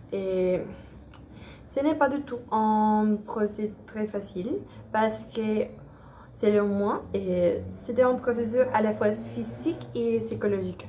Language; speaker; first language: French; non-native, learner; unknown